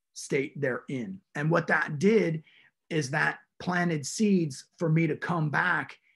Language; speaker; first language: English; native; English